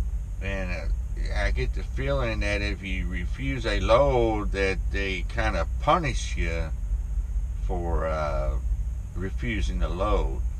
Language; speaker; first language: English; native; English